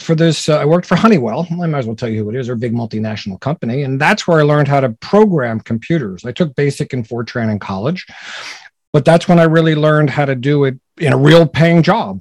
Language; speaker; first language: English; native; English